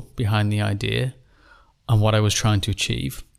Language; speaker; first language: English; native; English